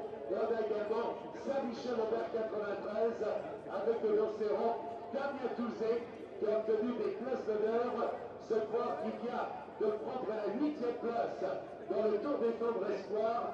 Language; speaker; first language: French; native; French